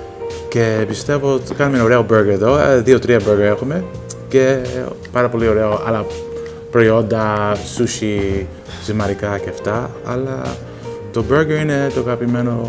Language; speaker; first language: Greek; early bilingual, heritage; Greek